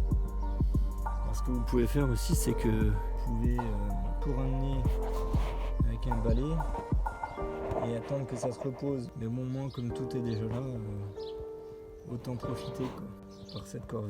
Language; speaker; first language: French; native; French